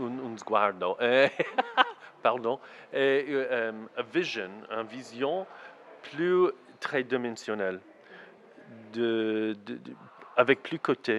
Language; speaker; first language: French; non-native, learner; English